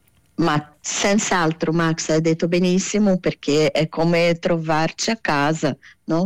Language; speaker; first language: Italian; non-native, fluent; Portuguese